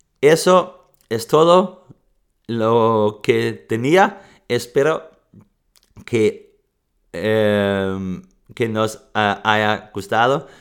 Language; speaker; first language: Spanish; non-native, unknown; Danish